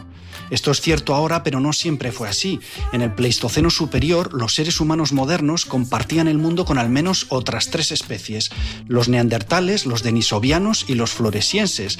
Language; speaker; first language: Spanish; native; Spanish